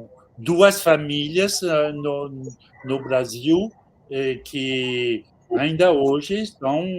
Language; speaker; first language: Portuguese; non-native, fluent; French